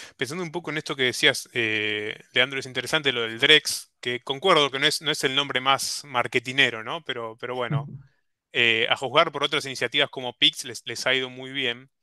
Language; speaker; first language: Spanish; native; Spanish